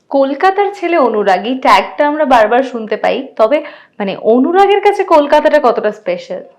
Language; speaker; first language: Bangla; native; Bangla